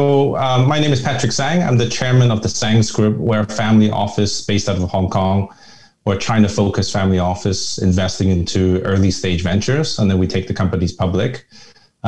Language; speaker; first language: English; early bilingual, other home language; Hakka Chinese